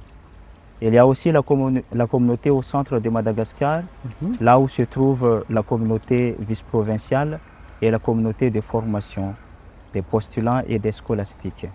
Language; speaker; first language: French; non-native, local second language; Malagasy